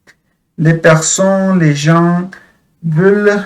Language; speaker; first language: French; non-native, fluent; Spanish